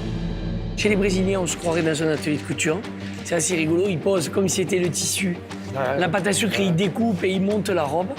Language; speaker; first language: French; native; French